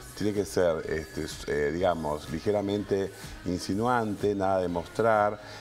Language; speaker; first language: Spanish; native; Spanish